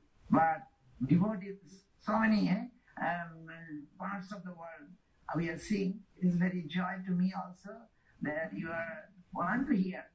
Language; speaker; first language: English; non-native, local second language; Bangla